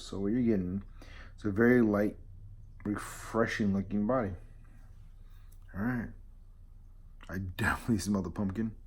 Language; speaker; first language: English; native; English